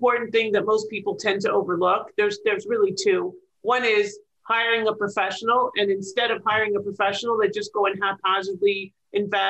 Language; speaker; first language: English; native; English